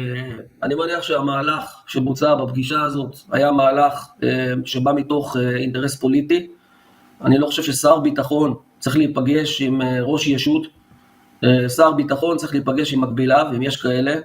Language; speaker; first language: Hebrew; native; Hebrew